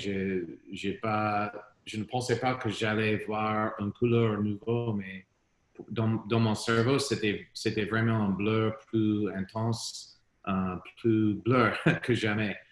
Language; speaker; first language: French; non-native, learner; English